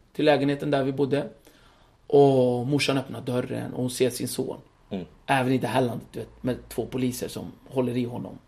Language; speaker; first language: Swedish; early bilingual, other home language; Kurdish